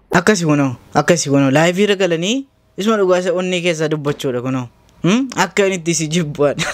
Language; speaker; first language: Oromo; native; Oromo